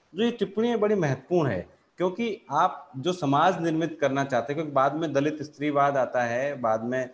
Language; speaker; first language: Hindi; native; Hindi